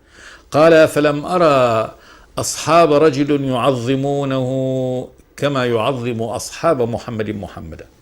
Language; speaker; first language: Arabic; native; Arabic